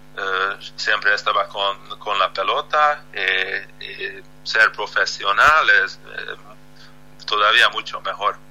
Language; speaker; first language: Spanish; non-native, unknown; Hungarian